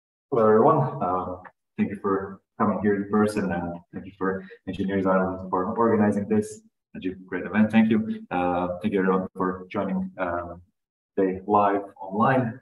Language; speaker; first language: English; non-native, fluent; Croatian